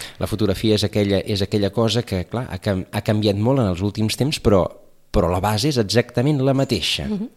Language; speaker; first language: Catalan; non-native, local second language; Spanish